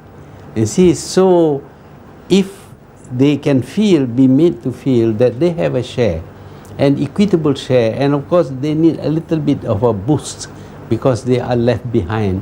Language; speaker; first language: English; non-native, local second language; Malay